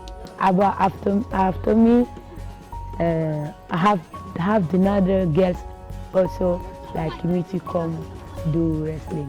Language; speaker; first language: English; non-native, local second language; Wolof